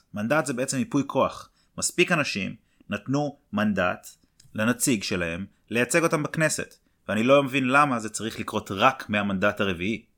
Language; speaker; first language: Hebrew; native; Hebrew